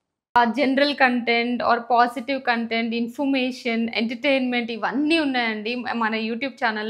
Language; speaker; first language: Telugu; native; Telugu